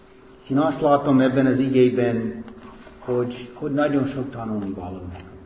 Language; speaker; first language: Hungarian; non-native, fluent; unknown